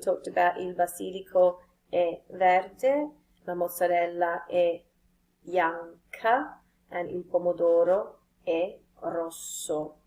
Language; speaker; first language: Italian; non-native, fluent; English